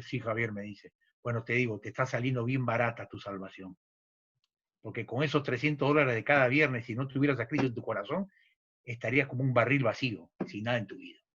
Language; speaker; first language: Spanish; native; Spanish